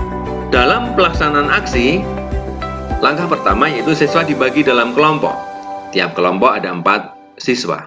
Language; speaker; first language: Indonesian; native; Indonesian